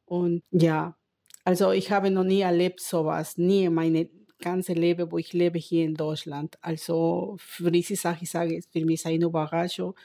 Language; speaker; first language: German; non-native, learner; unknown